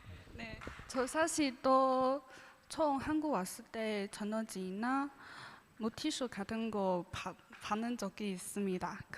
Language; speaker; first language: Korean; non-native, learner; Chinese